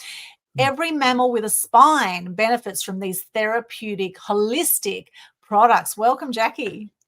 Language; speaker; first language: English; native; English